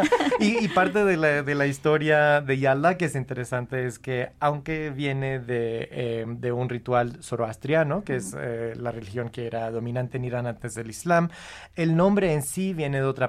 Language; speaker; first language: Spanish; early bilingual, heritage; Spanish